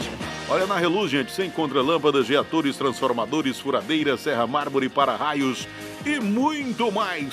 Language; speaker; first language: Portuguese; native; Portuguese